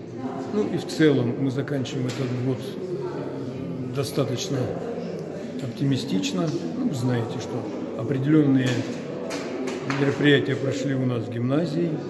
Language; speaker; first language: Russian; native; Russian